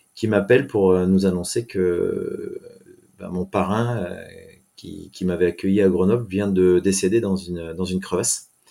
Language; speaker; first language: French; native; French